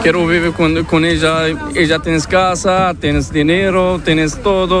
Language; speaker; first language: Spanish; non-native, learner; Arabic